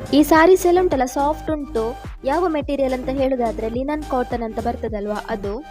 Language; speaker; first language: Kannada; native; Kannada